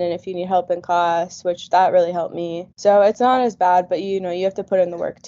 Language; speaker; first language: English; native; English